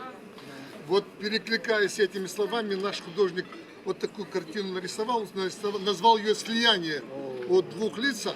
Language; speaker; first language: Russian; non-native, local second language; Karachay-Balkar